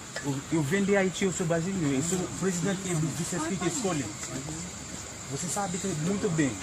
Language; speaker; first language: Portuguese; non-native, learner; Haitian Creole